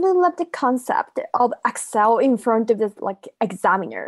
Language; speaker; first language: English; non-native, fluent; Japanese